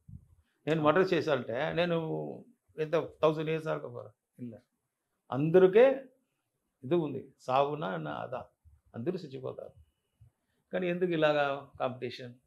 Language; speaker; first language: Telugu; non-native, learner; Tamil